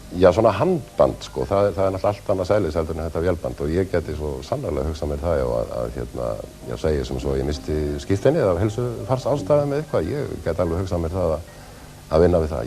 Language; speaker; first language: Icelandic; native; Icelandic